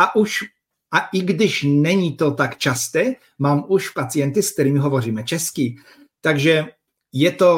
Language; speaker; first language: Czech; non-native, fluent; Polish